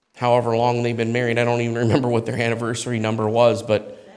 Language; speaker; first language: English; native; English